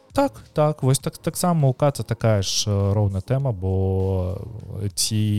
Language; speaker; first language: Belarusian; native; Belarusian